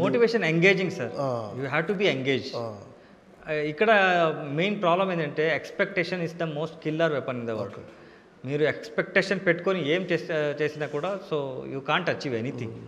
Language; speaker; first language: Telugu; non-native, local second language; Kannada